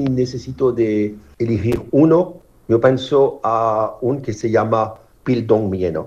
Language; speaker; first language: Spanish; non-native, learner; French